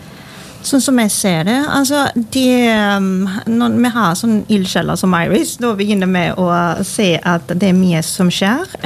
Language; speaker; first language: Norwegian; non-native, fluent; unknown